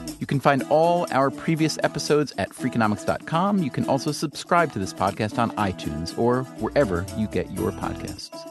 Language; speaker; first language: English; native; English